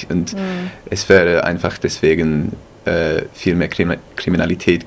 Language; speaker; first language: German; non-native, fluent; English